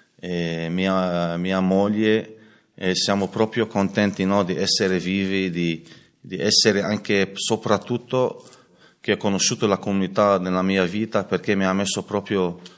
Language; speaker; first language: Italian; non-native, fluent; Arabic